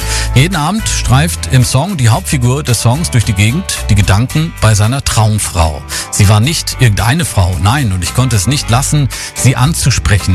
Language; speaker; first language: German; native; German